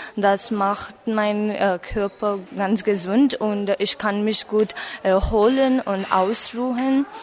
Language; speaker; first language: German; non-native, learner; Marathi